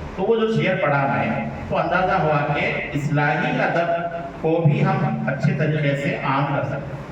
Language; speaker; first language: Urdu; native; Urdu